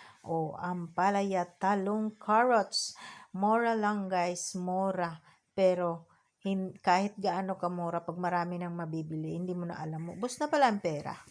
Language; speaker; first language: Filipino; non-native, local second language; Cebuano